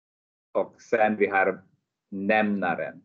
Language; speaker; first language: Swedish; non-native, learner; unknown